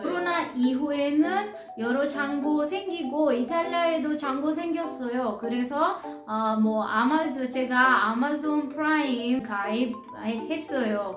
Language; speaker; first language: Korean; non-native, learner; Italian